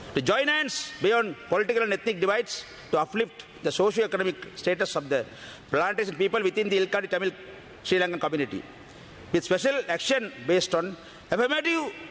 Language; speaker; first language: English; non-native, local second language; Tamil